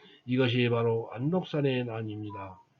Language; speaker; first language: Korean; native; Korean